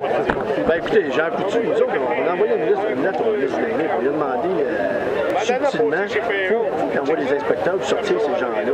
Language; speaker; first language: French; native; French